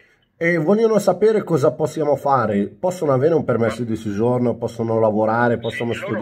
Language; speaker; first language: Italian; non-native, fluent; Arabic